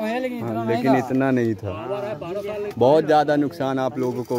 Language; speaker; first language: Hindi; native; Hindi